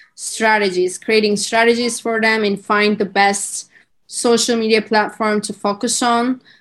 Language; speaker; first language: English; non-native, fluent; Turkish